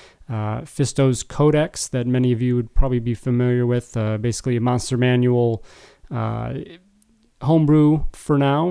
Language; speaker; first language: English; native; English